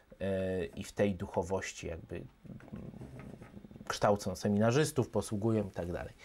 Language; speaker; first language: Polish; native; Polish